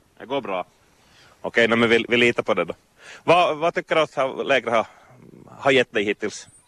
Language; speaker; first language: Swedish; native; Swedish